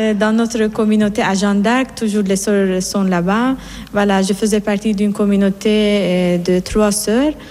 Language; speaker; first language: French; non-native, fluent; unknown